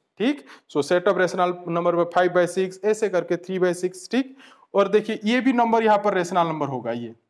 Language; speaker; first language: Hindi; non-native, local second language; Bangla